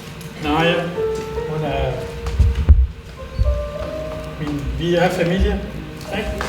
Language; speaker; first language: Danish; non-native, fluent; Central Kurdish